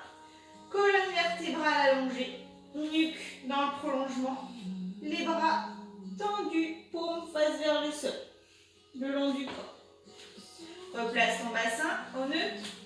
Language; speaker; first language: French; native; French